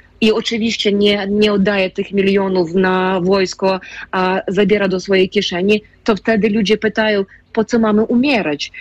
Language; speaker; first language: Polish; non-native, fluent; Ukrainian